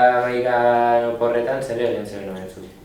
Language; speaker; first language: Basque; non-native, local second language; Spanish